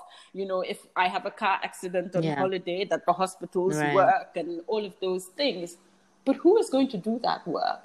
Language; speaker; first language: English; native; English